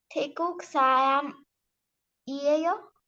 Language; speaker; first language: Korean; non-native, learner; Spanish